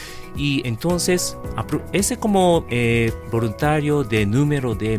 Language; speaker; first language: Spanish; non-native, learner; Japanese